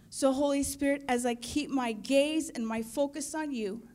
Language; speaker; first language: English; native; English